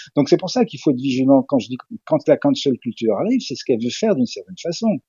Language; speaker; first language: French; early bilingual, other home language; Serbian